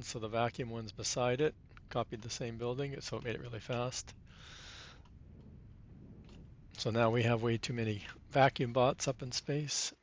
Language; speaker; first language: English; native; English